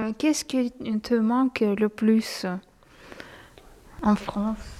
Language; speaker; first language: French; non-native, learner; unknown